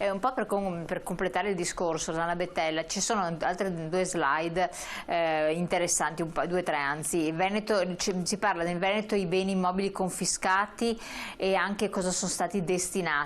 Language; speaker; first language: Italian; native; Italian